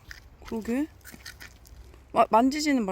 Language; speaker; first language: Korean; native; Korean